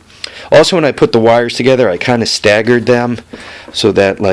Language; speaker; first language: English; native; English